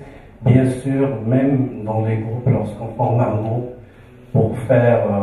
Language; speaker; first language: French; non-native, local second language; Arabic